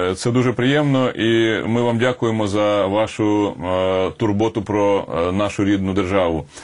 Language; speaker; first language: Ukrainian; native; Ukrainian